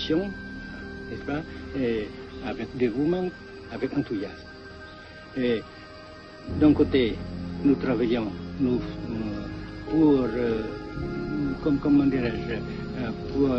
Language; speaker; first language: French; non-native, local second language; Vietnamese